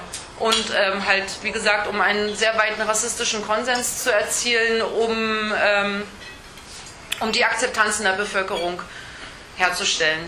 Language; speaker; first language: German; native; German